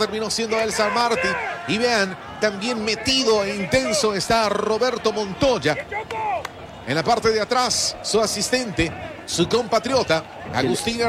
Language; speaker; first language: Spanish; native; Spanish